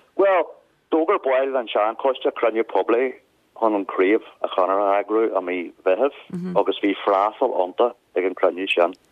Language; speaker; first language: Irish; non-native, local second language; English